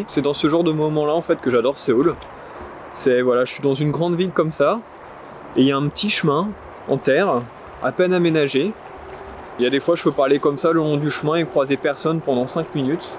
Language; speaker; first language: French; native; French